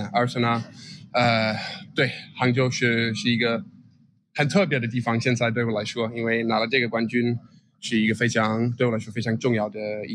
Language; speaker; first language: Chinese; non-native, fluent; Danish